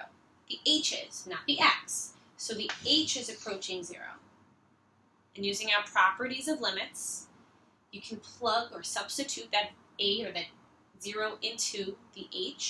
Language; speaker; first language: English; native; English